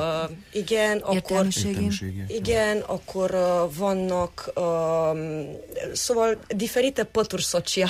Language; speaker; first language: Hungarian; non-native, local second language; Romanian